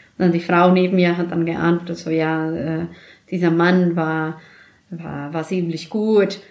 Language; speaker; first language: German; non-native, fluent; Spanish